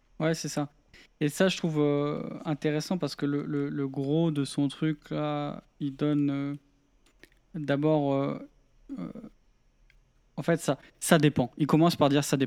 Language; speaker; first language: French; native; French